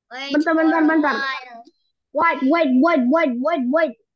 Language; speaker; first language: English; non-native, learner; Indonesian